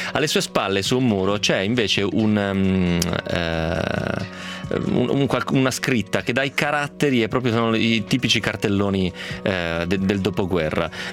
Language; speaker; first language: Italian; native; Italian